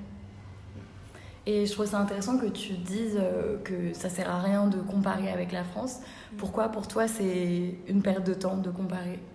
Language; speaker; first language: French; native; French